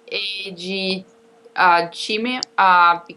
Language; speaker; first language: Portuguese; non-native, learner; Russian